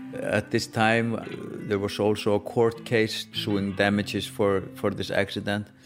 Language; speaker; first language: English; non-native, fluent; Icelandic